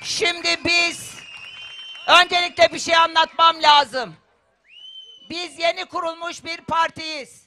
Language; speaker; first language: Turkish; native; Turkish